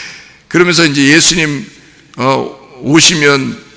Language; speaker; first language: Korean; native; Korean